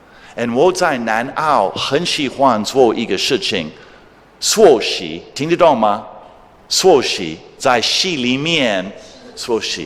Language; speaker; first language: Chinese; non-native, fluent; English